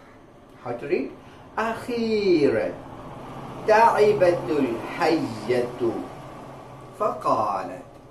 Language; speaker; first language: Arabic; non-native, fluent; Malayalam